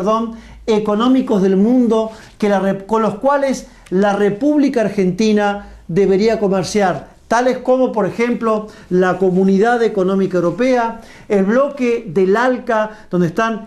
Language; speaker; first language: Spanish; native; Spanish